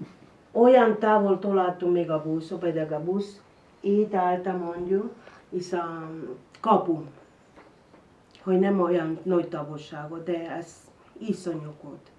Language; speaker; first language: Hungarian; non-native, learner; Spanish